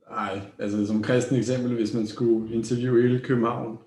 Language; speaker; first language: Danish; native; Danish